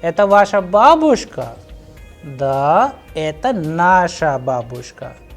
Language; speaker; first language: Russian; non-native, fluent; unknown